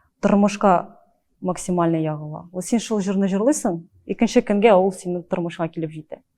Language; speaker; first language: Tatar; early bilingual, heritage; Tatar